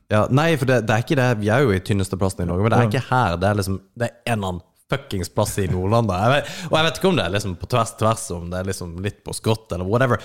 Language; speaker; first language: Norwegian; native; Norwegian